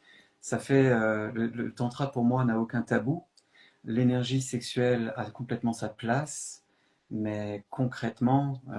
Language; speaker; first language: French; native; French